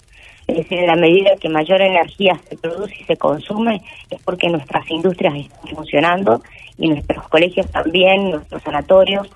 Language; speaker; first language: Spanish; native; Spanish